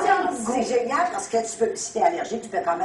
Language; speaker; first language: French; native; French